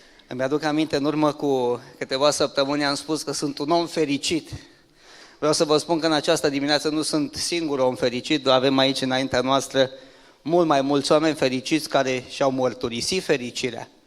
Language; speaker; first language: Romanian; native; Romanian